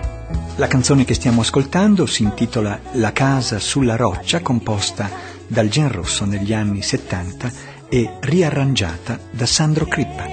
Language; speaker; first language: Italian; native; Italian